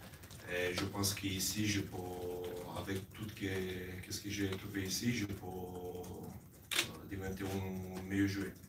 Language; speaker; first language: French; non-native, learner; Romanian